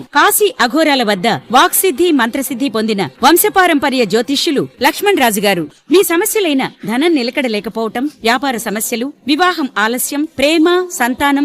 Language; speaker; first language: Telugu; native; Telugu